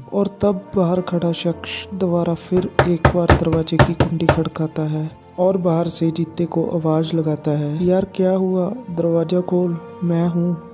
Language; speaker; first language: Hindi; non-native, local second language; Punjabi